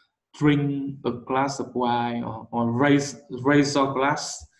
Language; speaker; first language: English; non-native, learner; Vietnamese